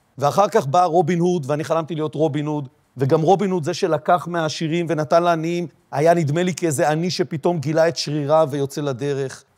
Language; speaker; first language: Hebrew; native; Hebrew